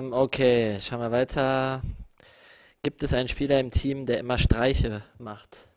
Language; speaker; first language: German; native; German